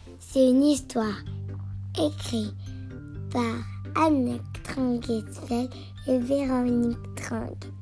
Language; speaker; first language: French; non-native, learner; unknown